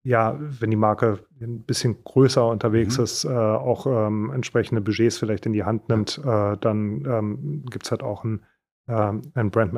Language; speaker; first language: German; native; German